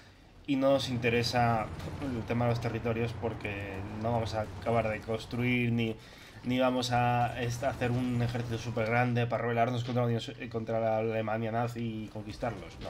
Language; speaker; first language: Spanish; native; Spanish